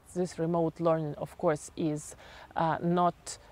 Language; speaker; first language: English; non-native, fluent; Ukrainian